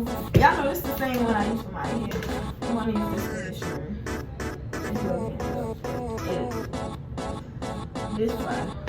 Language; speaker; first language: English; native; English